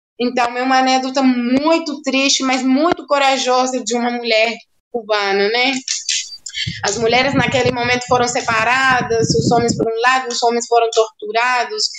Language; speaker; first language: Portuguese; non-native, fluent; Spanish